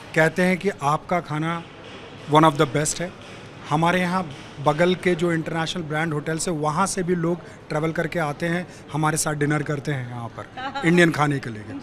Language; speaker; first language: Hindi; native; Hindi